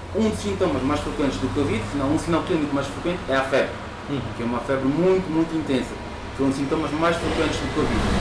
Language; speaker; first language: Portuguese; native; Portuguese